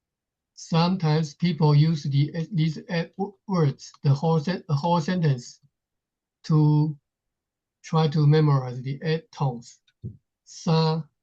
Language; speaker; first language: English; non-native, fluent; Chinese